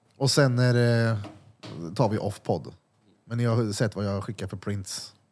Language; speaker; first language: Swedish; native; Swedish